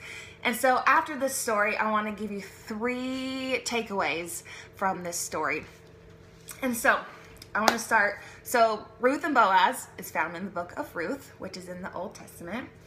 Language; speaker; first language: English; native; English